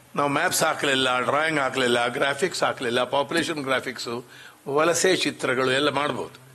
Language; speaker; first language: Kannada; non-native, local second language; Marathi